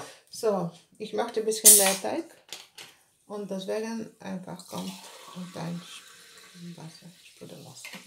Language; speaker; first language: German; non-native, learner; Bulgarian